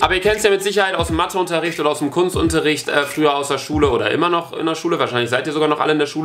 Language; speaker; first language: German; native; German